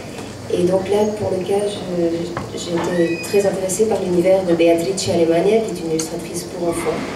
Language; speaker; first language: French; native; French